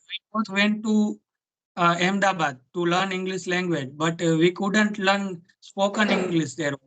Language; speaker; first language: English; non-native, learner; Gujarati